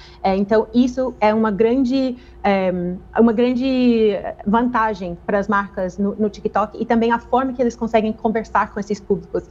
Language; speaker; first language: Portuguese; non-native, fluent; English